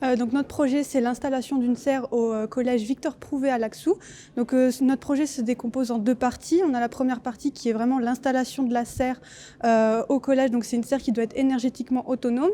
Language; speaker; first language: French; native; French